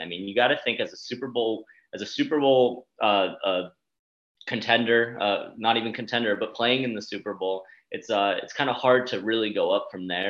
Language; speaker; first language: English; native; English